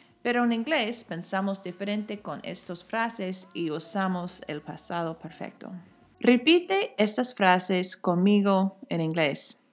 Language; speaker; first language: Spanish; non-native, fluent; English